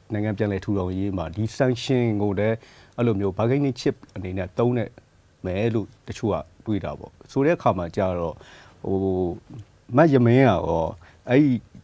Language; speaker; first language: Burmese; native; Burmese